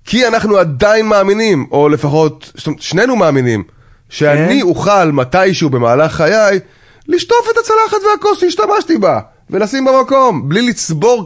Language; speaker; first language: Hebrew; native; Hebrew